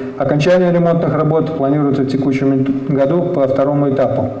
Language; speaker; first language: Russian; native; Russian